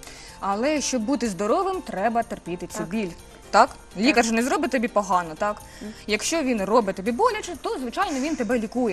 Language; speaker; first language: Ukrainian; native; Ukrainian